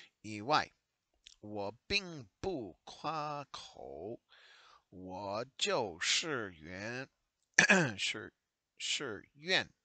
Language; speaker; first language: Chinese; non-native, learner; English